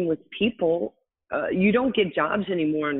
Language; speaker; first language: English; native; English